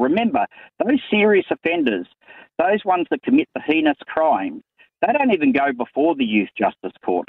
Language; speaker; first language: English; native; English